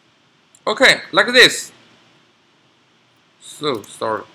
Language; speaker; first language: English; non-native, learner; Chinese